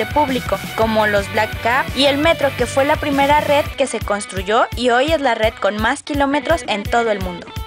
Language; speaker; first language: Spanish; native; Spanish